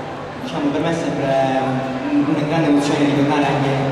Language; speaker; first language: Italian; native; Italian